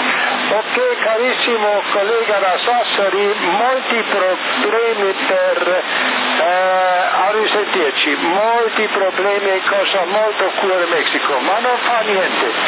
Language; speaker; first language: Italian; non-native, learner; German